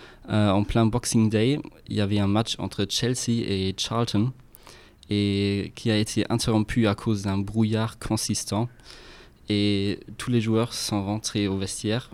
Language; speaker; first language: French; non-native, fluent; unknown